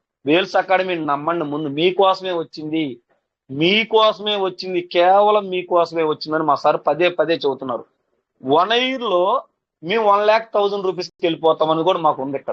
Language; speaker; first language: Telugu; native; Telugu